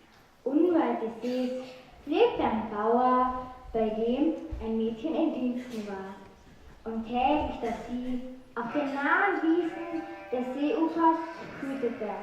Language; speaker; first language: German; native; German